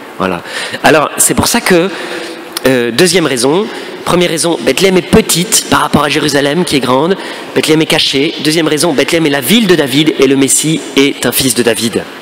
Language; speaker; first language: French; native; French